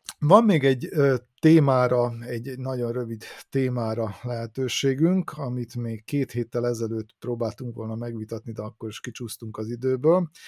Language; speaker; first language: Hungarian; native; Hungarian